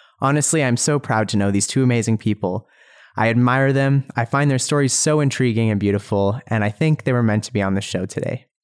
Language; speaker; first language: English; native; English